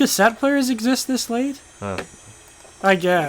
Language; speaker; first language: English; native; English